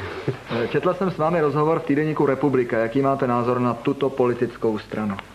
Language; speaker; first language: Czech; native; Czech